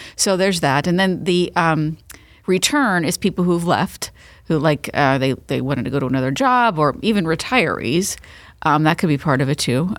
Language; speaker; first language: English; native; English